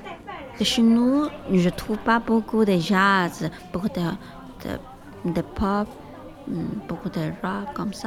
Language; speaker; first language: French; non-native, learner; Chinese